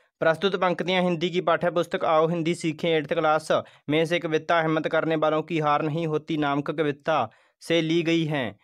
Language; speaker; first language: Hindi; non-native, local second language; Punjabi